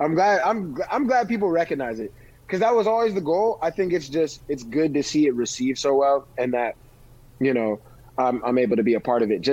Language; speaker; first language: English; native; English